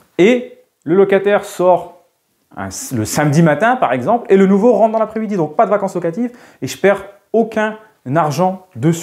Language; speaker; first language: French; native; French